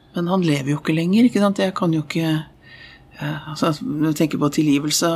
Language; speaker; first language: Norwegian; native; Norwegian